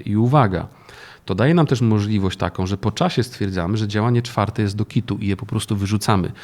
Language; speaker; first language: Polish; native; Polish